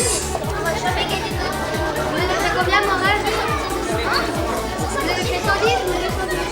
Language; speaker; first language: French; native; French